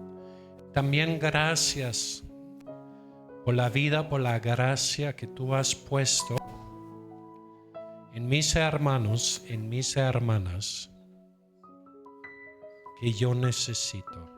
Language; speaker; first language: Spanish; non-native, fluent; Danish